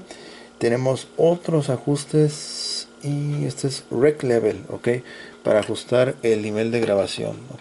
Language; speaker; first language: Spanish; native; Spanish